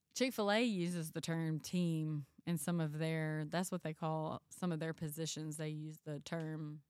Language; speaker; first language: English; native; English